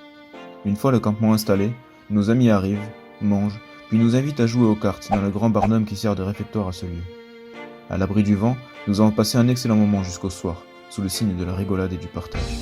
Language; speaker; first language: French; native; French